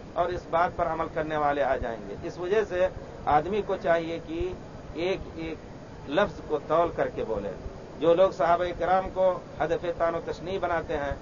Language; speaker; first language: Urdu; native; Urdu